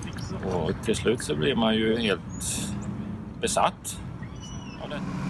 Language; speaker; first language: Swedish; native; Swedish